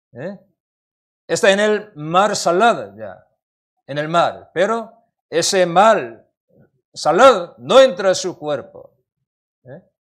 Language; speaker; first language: Spanish; non-native, learner; Korean